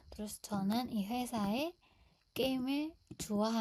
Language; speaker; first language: Korean; non-native, fluent; Indonesian